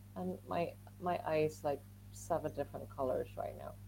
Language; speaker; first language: English; non-native, fluent; Swedish